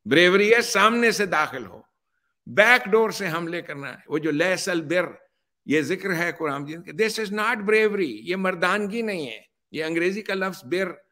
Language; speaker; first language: Urdu; native; Urdu